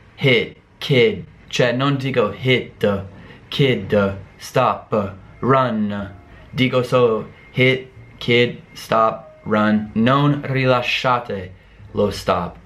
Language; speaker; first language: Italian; non-native, fluent; English